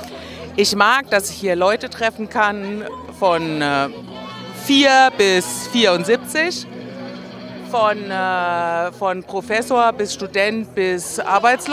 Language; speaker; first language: German; native; German